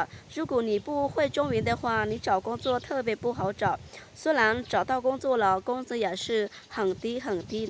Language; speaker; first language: Chinese; non-native, fluent; Lao